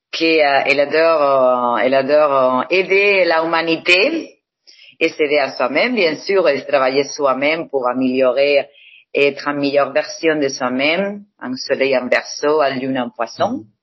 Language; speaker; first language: French; non-native, fluent; Spanish